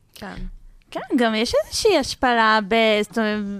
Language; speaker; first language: Hebrew; early bilingual, other home language; English